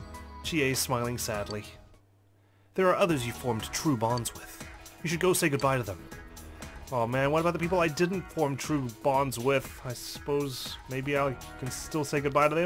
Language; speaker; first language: English; native; English